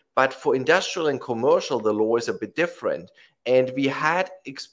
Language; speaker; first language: English; non-native, fluent; German